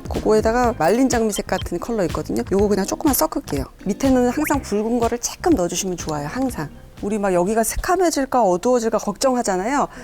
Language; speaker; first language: Korean; native; Korean